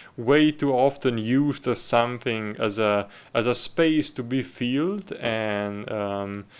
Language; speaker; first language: English; non-native, fluent; Slovenian